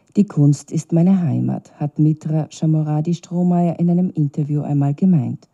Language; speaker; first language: German; native; German